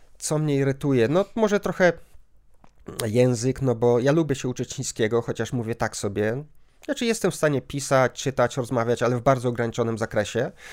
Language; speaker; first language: Polish; native; Polish